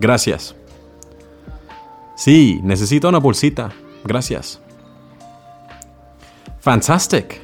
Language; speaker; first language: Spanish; non-native, learner; English